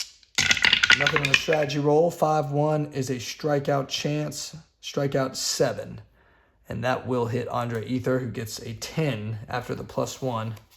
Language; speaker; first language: English; native; English